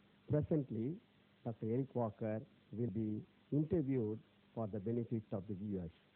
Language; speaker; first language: English; non-native, local second language; Tamil